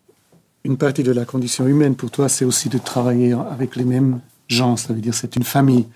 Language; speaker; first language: French; non-native, local second language; German